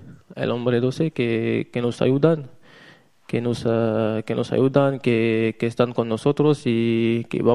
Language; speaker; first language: Spanish; non-native, learner; French